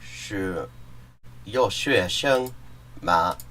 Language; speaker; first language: Chinese; non-native, learner; English